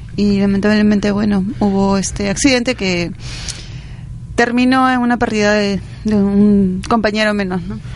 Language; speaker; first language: Spanish; native; Spanish